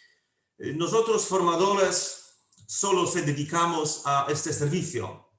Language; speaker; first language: Spanish; non-native, fluent; Polish